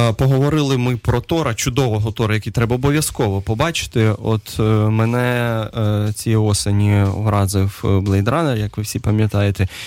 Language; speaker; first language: Ukrainian; native; Ukrainian